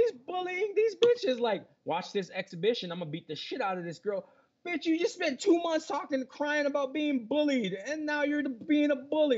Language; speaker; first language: English; native; English